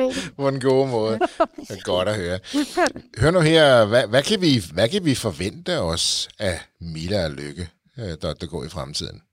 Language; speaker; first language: Danish; native; Danish